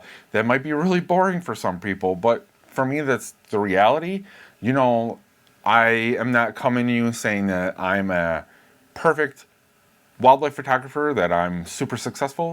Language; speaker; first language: English; native; English